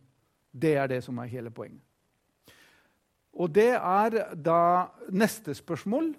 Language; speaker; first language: Norwegian; non-native, fluent; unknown